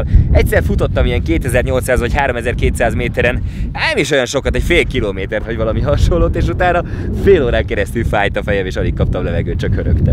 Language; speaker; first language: Hungarian; native; Hungarian